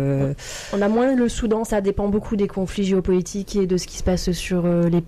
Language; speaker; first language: French; native; French